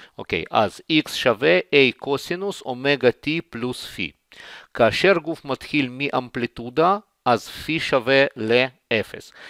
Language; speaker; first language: Hebrew; non-native, fluent; Russian